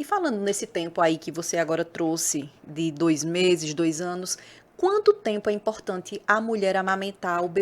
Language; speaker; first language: Portuguese; native; Portuguese